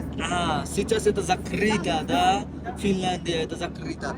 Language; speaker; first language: Russian; non-native, learner; Bangla